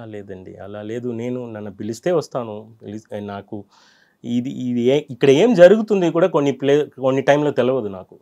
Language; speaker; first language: Telugu; non-native, local second language; Tamil